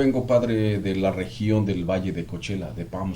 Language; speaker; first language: Spanish; native; Spanish